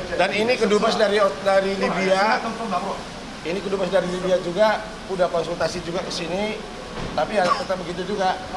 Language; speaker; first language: Indonesian; native; Indonesian